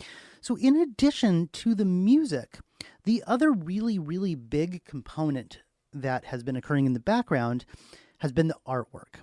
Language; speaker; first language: English; native; English